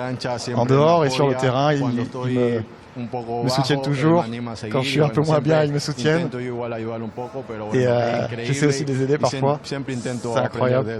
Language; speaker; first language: French; native; French